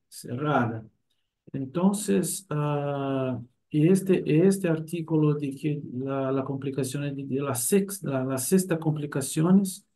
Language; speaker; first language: Spanish; non-native, fluent; Portuguese